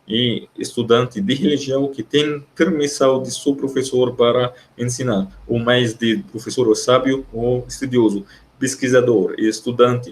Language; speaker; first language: Portuguese; non-native, fluent; Arabic